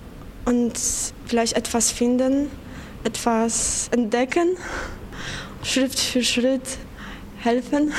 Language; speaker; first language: German; non-native, fluent; Polish